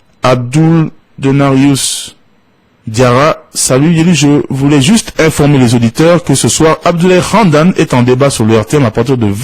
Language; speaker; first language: French; non-native, local second language; Bambara